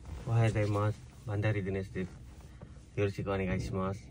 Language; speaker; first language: Japanese; non-native, learner; Nepali